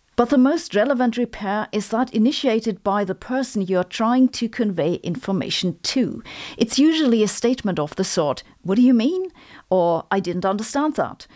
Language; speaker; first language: English; non-native, fluent; German